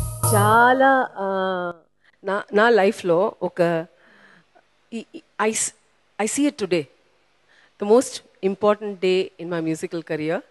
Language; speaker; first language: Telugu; non-native, local second language; Tamil